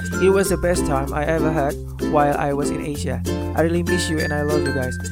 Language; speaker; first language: English; non-native, learner; Indonesian